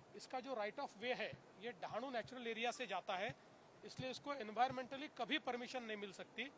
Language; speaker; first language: Hindi; non-native, local second language; Marathi